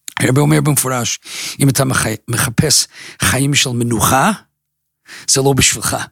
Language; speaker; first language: Hebrew; non-native, fluent; English